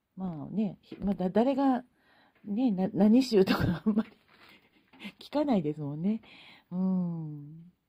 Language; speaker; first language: Japanese; native; Japanese